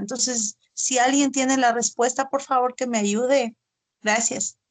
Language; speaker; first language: Spanish; native; Spanish